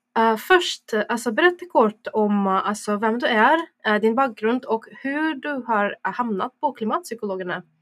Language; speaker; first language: Swedish; non-native, fluent; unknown